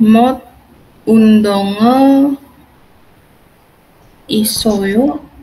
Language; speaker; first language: Korean; non-native, learner; Indonesian